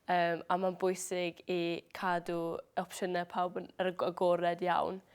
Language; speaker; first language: Welsh; native; Welsh